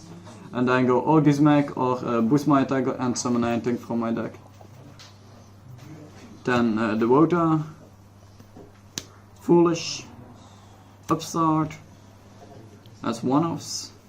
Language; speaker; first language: English; non-native, fluent; Dutch